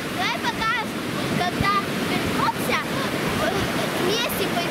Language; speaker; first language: Russian; non-native, local second language; Lithuanian